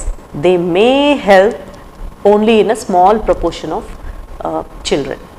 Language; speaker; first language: English; non-native, local second language; Telugu